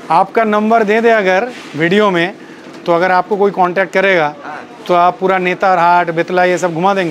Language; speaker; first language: Hindi; non-native, local second language; Bangla